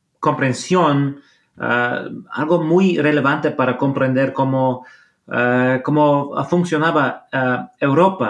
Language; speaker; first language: Spanish; non-native, fluent; English